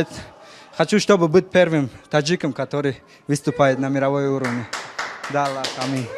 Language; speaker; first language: Russian; non-native, fluent; Tajik